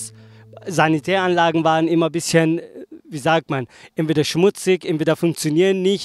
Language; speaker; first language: German; non-native, learner; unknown